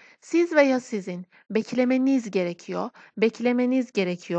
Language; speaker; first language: Turkish; non-native, fluent; Persian